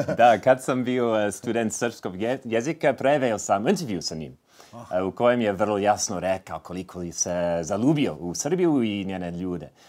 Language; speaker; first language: Serbian; non-native, fluent; English